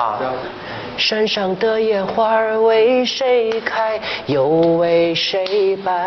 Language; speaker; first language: Chinese; native; Chinese